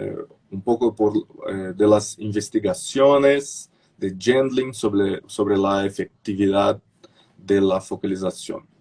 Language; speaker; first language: Spanish; non-native, fluent; Portuguese